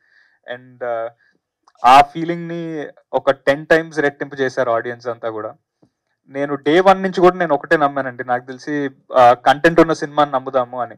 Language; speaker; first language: Telugu; native; Telugu